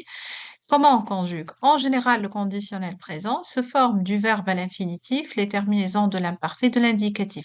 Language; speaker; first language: French; non-native, local second language; Arabic